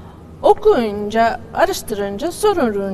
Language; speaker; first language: Turkish; non-native, fluent; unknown